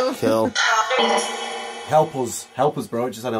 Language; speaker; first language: English; native; English